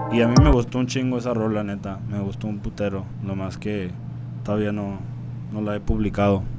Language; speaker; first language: Spanish; early bilingual, heritage; Spanish